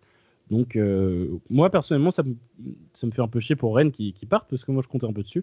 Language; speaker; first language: French; native; French